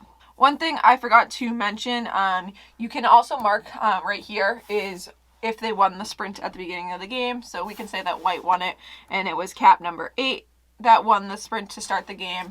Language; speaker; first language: English; native; English